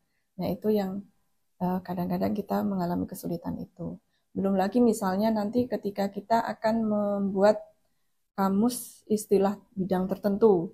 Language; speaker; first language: Indonesian; non-native, local second language; Javanese